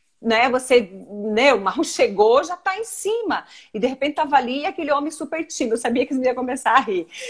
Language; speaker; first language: Portuguese; native; Portuguese